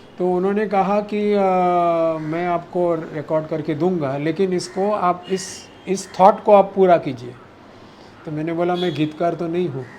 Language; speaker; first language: Hindi; non-native, local second language; Marathi